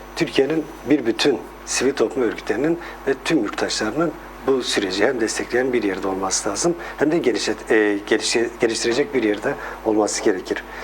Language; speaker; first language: Turkish; non-native, local second language; Kurdish